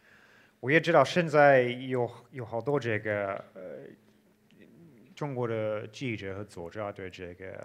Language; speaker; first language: Chinese; non-native, fluent; English